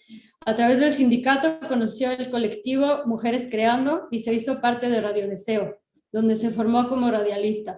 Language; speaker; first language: Spanish; native; Spanish